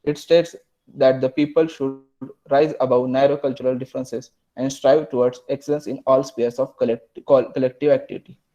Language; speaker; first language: English; non-native, local second language; Marathi